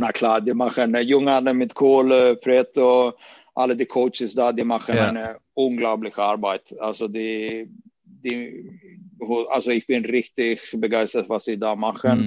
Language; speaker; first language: German; non-native, fluent; Swedish